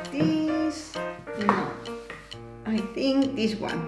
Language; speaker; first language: English; non-native, learner; Spanish